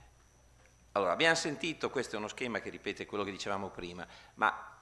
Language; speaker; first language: Italian; native; Italian